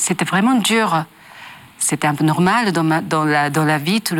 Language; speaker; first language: French; non-native, learner; Japanese